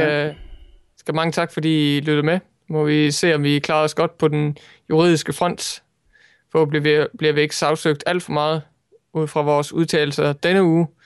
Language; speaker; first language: Danish; native; Danish